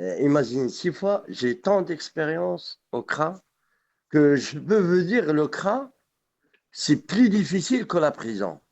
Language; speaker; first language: French; non-native, local second language; Arabic